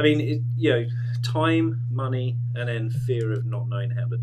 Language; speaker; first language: English; native; English